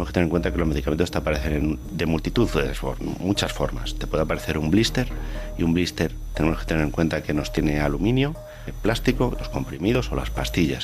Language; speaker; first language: Spanish; native; Spanish